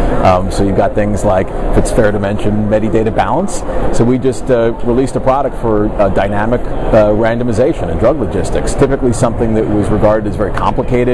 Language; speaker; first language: English; native; English